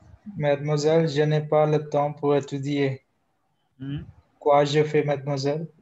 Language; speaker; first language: French; non-native, learner; Hindi